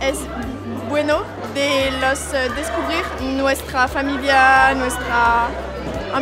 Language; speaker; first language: Spanish; non-native, learner; French